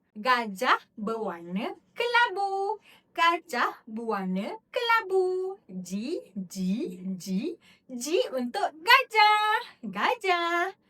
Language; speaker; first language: Malay; native; Malay